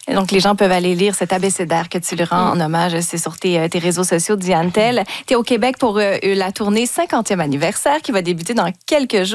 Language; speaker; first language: French; native; French